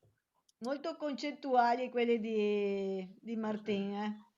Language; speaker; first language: Italian; native; Italian